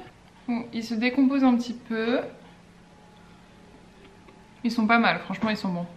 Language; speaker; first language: French; native; French